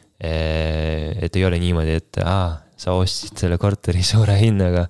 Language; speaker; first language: Estonian; non-native, local second language; Russian